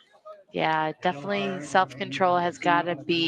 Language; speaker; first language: English; native; English